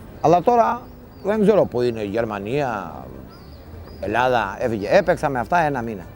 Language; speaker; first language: Greek; non-native, learner; Italian